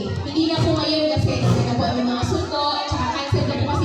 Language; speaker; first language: Filipino; native; Filipino